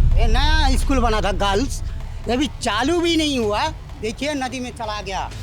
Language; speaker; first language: Hindi; non-native, local second language; Bangla